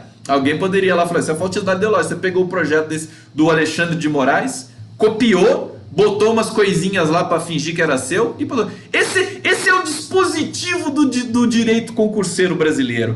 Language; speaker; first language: Portuguese; native; Portuguese